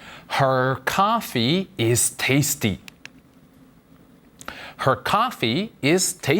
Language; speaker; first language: English; non-native, fluent; Korean